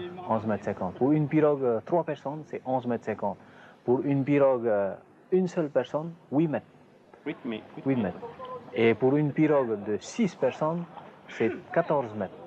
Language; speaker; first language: French; non-native, local second language; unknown